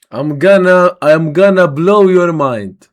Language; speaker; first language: English; non-native, learner; Arabic